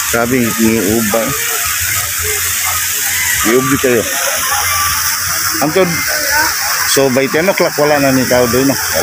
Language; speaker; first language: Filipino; non-native, local second language; Cebuano